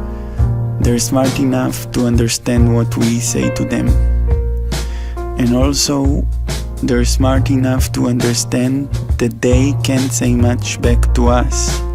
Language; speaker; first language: English; non-native, fluent; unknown